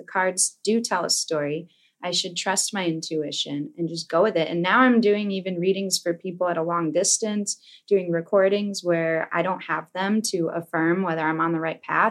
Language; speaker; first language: English; native; English